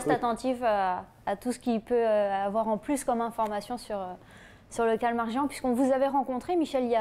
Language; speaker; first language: French; native; French